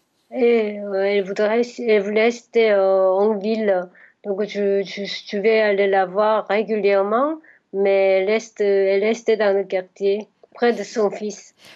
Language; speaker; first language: French; non-native, fluent; Korean